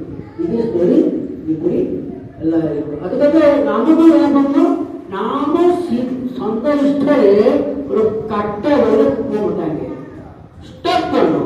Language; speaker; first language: Tamil; non-native, learner; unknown